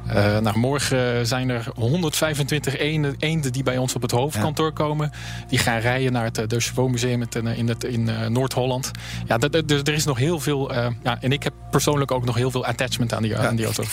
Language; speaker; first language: Dutch; early bilingual, heritage; Dutch